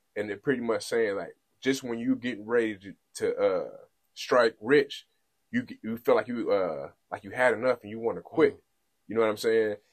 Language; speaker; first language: English; native; English